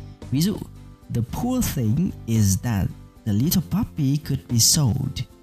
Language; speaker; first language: English; non-native, fluent; Vietnamese